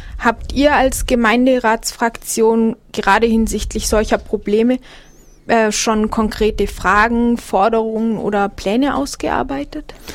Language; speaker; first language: German; native; German